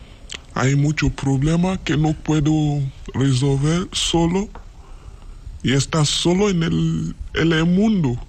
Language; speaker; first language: Spanish; non-native, learner; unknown